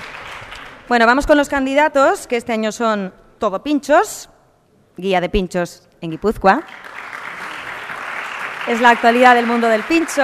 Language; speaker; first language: Spanish; native; Spanish